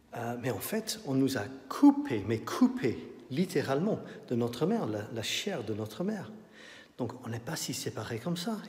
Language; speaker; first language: French; non-native, fluent; English